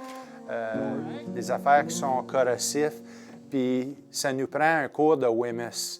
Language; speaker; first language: French; native; French